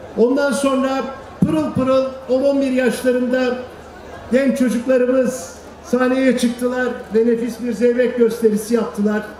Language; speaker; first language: Turkish; native; Turkish